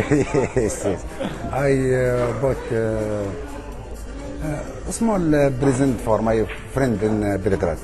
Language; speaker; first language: English; non-native, learner; Arabic